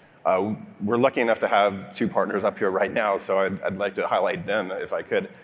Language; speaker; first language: English; native; English